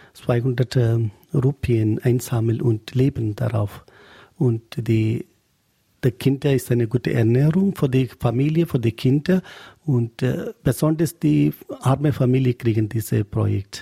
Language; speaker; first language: German; non-native, learner; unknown